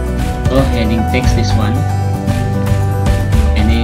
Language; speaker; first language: English; non-native, learner; Indonesian